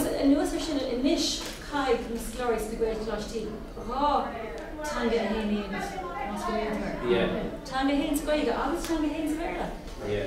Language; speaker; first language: Irish; non-native, local second language; English